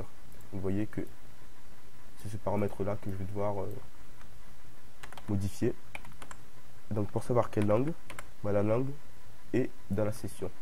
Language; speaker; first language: French; native; French